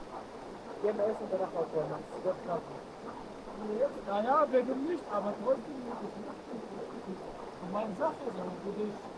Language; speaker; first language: German; non-native, learner; Arabic